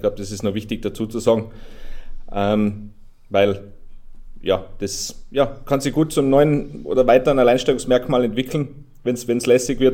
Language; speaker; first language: German; native; German